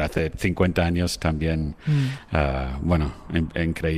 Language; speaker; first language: Spanish; non-native, fluent; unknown